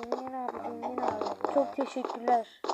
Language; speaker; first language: Turkish; native; Turkish